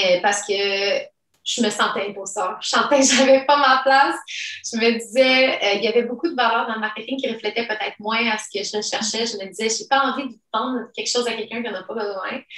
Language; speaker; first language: French; early bilingual, other home language; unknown